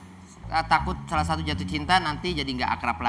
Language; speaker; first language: Indonesian; native; Indonesian